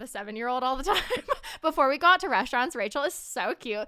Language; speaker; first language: English; native; English